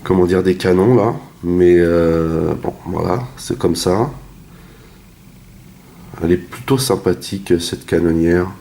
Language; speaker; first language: French; native; French